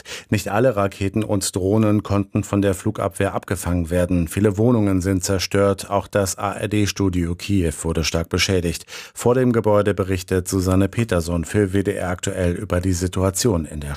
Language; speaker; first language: German; native; German